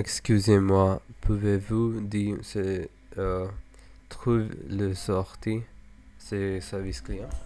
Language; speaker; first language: French; non-native, learner; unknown